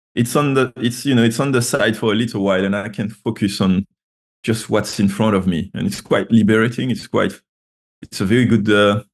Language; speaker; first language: English; non-native, fluent; French